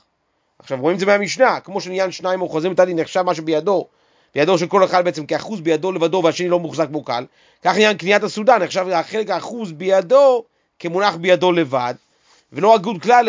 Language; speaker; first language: Hebrew; native; Hebrew